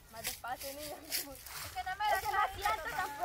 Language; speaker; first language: Spanish; native; Spanish